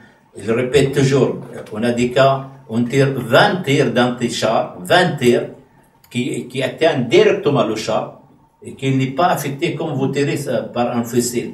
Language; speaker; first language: French; non-native, fluent; Arabic